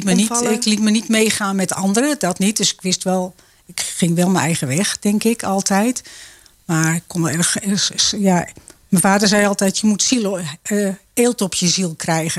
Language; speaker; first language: Dutch; native; Dutch